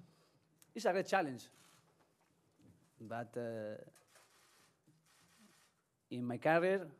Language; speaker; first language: English; non-native, learner; Spanish